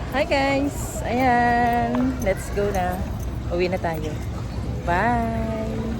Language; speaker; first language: Filipino; non-native, local second language; Bikol